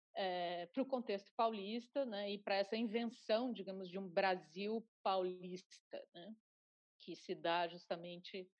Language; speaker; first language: Portuguese; native; Portuguese